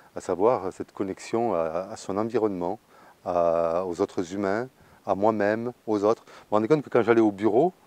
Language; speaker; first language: French; native; French